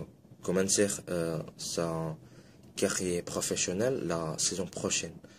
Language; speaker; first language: French; non-native, fluent; Indonesian